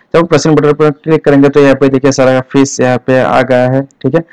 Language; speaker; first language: Hindi; non-native, local second language; Assamese